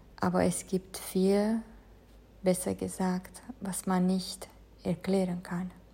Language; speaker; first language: German; non-native, fluent; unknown